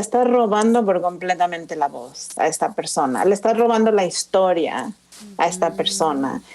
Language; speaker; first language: Spanish; early bilingual, other home language; English